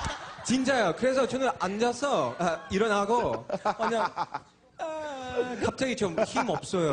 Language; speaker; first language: Korean; non-native, learner; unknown